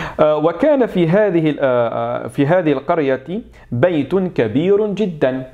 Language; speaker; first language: Arabic; non-native, fluent; French